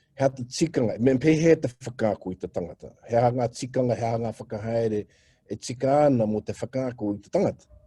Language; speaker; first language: Māori; non-native, local second language; English